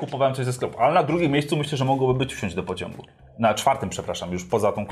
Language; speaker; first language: Polish; native; Polish